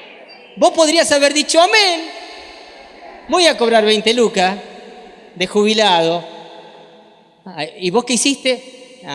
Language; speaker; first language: Spanish; native; Spanish